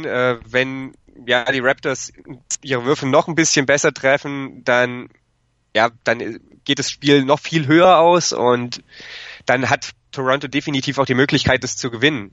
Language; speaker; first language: German; native; German